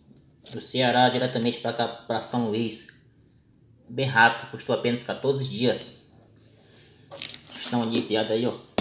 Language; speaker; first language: Portuguese; native; Portuguese